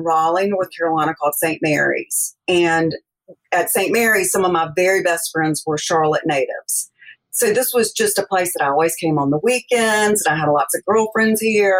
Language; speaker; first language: English; native; English